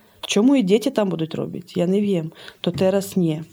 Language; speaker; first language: Ukrainian; early bilingual, heritage; Slovak